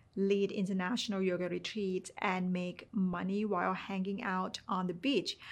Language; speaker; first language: English; non-native, fluent; Thai